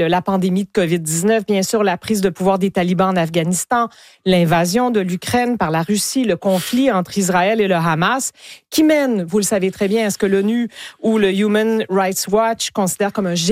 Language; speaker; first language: French; native; French